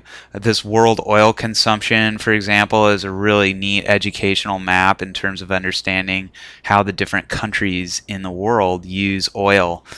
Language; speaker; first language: English; native; English